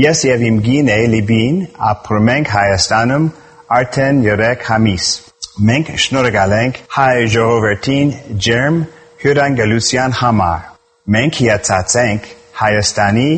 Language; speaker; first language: Armenian; non-native, learner; English